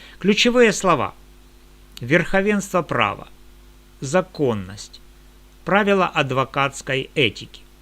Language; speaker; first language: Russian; native; Russian